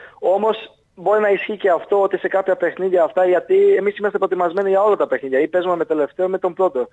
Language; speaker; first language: Greek; non-native, fluent; Serbian